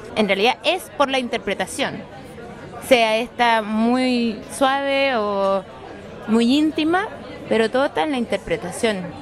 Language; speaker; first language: Spanish; early bilingual, heritage; Spanish